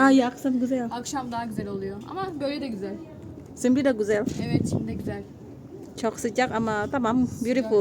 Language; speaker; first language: Turkish; non-native, learner; Indonesian